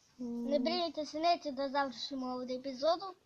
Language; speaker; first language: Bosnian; early bilingual, heritage; Bosnian